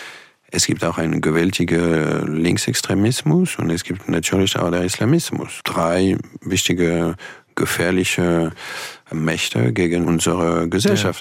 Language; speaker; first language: German; non-native, fluent; French